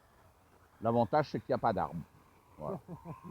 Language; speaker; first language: French; native; French